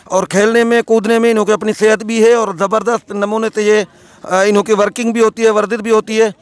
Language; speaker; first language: Urdu; non-native, local second language; Sindhi